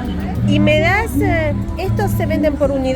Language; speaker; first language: Spanish; non-native, fluent; Russian